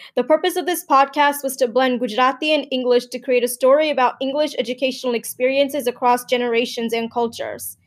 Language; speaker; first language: English; early bilingual, other home language; Gujarati